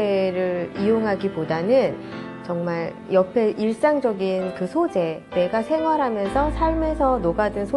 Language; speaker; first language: Korean; native; Korean